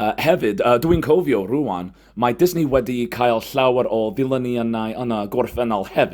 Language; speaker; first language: Welsh; non-native, fluent; English